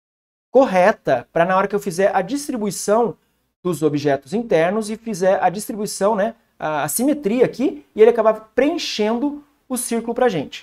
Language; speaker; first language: Portuguese; native; Portuguese